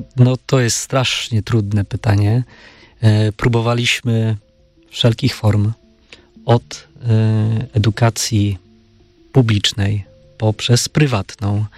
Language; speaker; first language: Polish; native; Polish